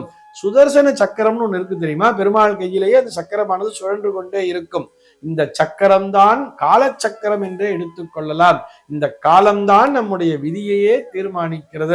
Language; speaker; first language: Tamil; native; Tamil